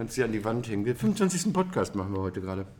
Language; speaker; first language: German; native; German